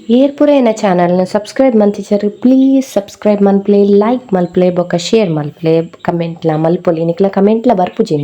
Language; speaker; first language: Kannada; non-native, local second language; Tulu